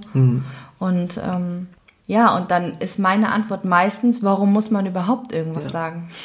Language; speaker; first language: German; native; German